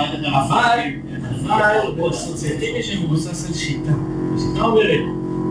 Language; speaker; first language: Hebrew; native; Hebrew